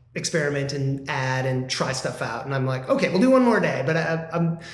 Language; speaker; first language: English; native; English